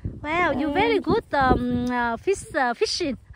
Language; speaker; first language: English; non-native, local second language; Vietnamese